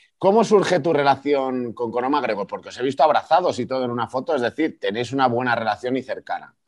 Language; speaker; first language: Spanish; native; Spanish